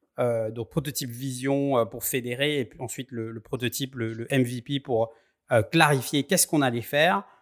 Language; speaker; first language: French; native; French